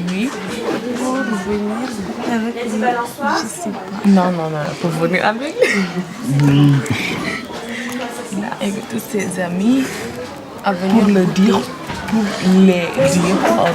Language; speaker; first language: French; non-native, learner; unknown